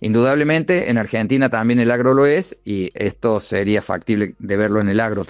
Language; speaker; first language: Spanish; native; Spanish